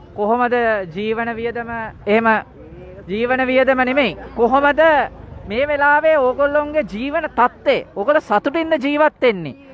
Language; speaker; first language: Sinhala; native; Sinhala